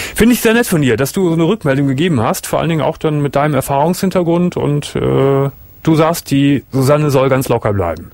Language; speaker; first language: German; native; German